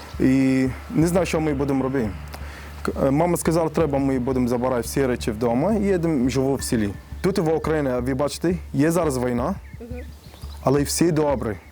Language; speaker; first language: Ukrainian; non-native, learner; Arabic